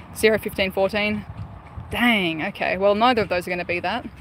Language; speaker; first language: English; native; English